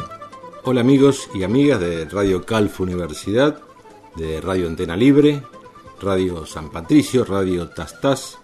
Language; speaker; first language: Spanish; native; Spanish